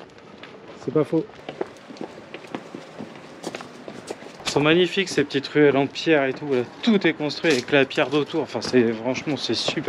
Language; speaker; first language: French; native; French